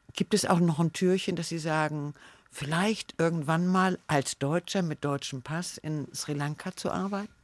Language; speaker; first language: German; native; German